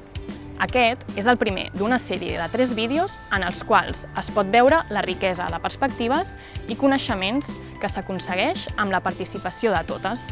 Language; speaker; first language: Catalan; native; Catalan